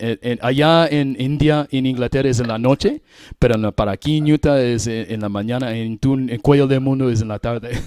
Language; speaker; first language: Spanish; non-native, learner; English